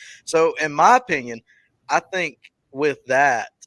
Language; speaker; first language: English; native; English